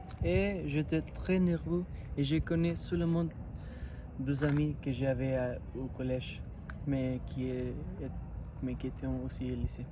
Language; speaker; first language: French; non-native, learner; Spanish